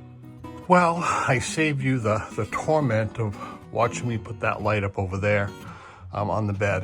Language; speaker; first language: English; native; English